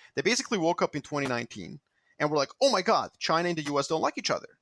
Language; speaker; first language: English; non-native, fluent; Serbian